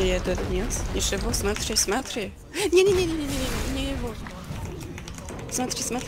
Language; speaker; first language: Russian; non-native, learner; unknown